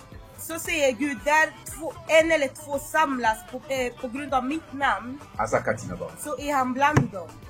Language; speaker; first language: Swedish; non-native, fluent; Lingala